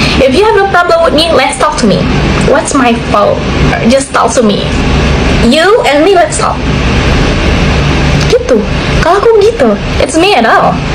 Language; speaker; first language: English; non-native, learner; Indonesian